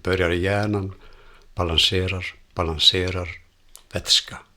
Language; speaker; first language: Swedish; non-native, fluent; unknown